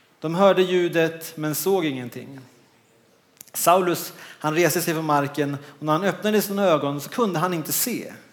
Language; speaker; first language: Swedish; native; Swedish